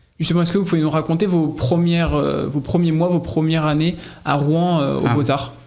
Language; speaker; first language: French; native; French